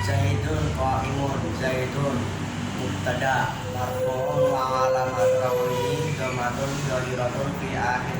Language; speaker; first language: Arabic; non-native, learner; Indonesian